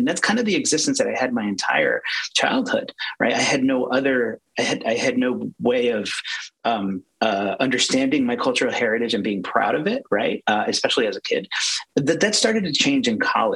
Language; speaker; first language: English; native; English